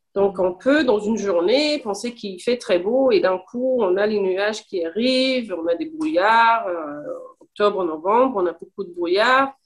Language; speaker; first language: French; non-native, fluent; English